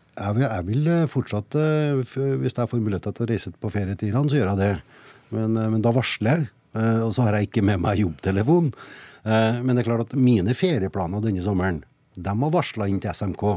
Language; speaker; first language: Norwegian; native; Norwegian